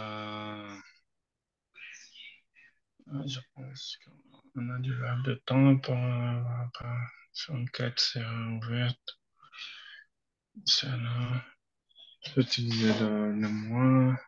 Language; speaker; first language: French; non-native, learner; Portuguese